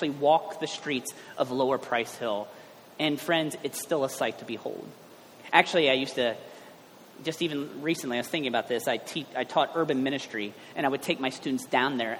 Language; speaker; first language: English; native; English